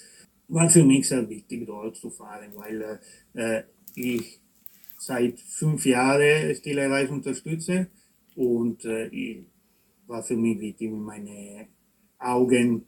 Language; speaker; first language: German; non-native, fluent; Italian